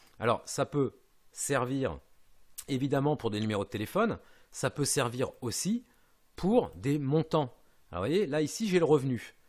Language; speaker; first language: French; native; French